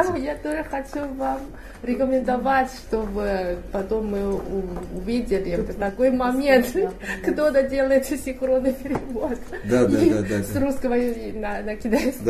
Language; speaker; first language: Russian; non-native, fluent; Chinese